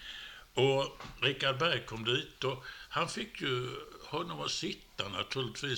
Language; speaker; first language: Swedish; native; Swedish